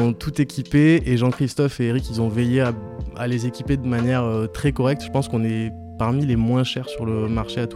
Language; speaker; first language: French; native; French